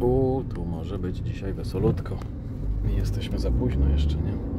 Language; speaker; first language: Polish; native; Polish